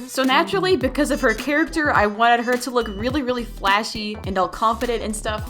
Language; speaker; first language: English; native; English